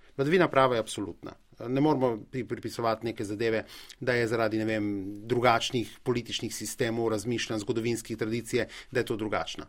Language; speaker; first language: Slovenian; native; Slovenian